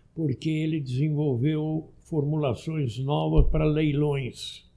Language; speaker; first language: Portuguese; early bilingual, other home language; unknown